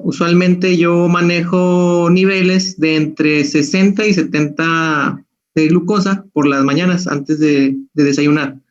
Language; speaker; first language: Spanish; native; Spanish